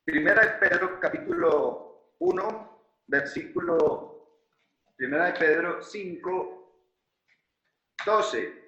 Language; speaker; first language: Spanish; native; Spanish